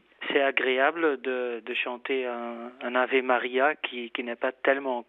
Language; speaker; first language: French; non-native, fluent; Dutch